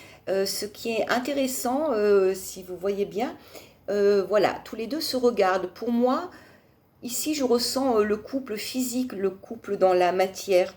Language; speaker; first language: French; native; French